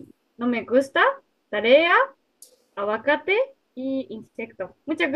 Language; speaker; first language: Spanish; non-native, learner; Japanese